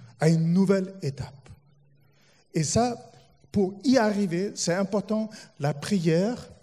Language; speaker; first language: French; non-native, fluent; German